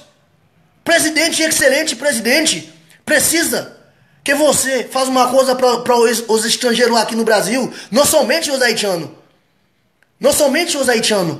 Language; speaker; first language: Portuguese; non-native, fluent; Haitian Creole